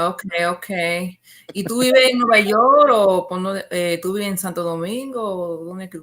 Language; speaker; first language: Spanish; early bilingual, heritage; Spanish